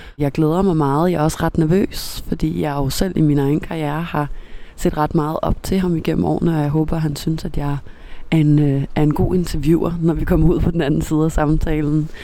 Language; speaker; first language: Danish; native; Danish